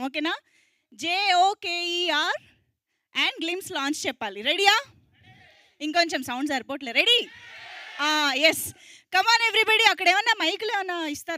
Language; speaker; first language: Telugu; native; Telugu